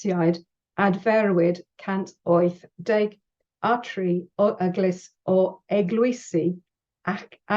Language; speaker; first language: Welsh; non-native, learner; English